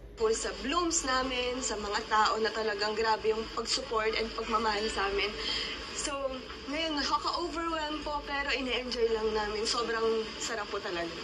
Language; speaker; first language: Filipino; native; Filipino